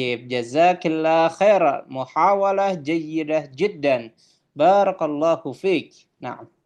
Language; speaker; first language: Arabic; non-native, fluent; Indonesian